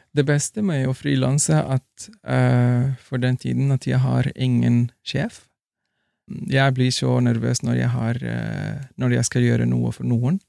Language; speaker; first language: Norwegian; non-native, fluent; Arabic